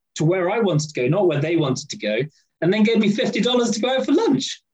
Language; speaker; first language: English; native; English